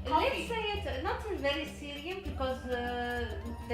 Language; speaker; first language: English; non-native, learner; Arabic